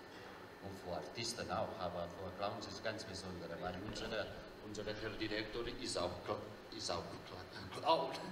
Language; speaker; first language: German; non-native, fluent; Spanish